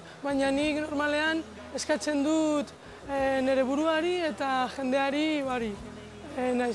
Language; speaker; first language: Basque; non-native, local second language; Spanish